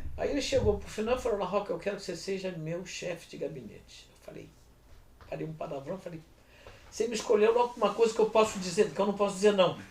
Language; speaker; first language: Portuguese; early bilingual, other home language; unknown